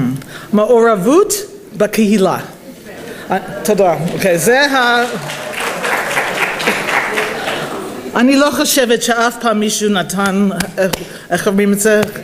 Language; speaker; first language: Hebrew; non-native, fluent; English